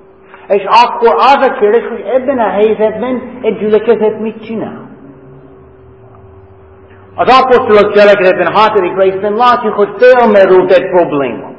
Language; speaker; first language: Hungarian; non-native, fluent; English